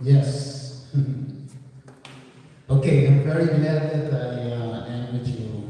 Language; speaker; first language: English; non-native, fluent; Dutch